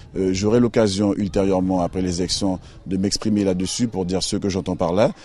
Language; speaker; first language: French; native; French